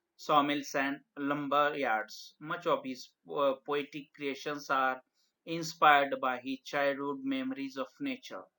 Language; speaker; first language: English; non-native, local second language; Marathi